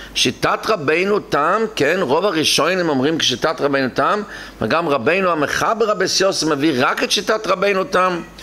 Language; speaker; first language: Hebrew; non-native, local second language; Yiddish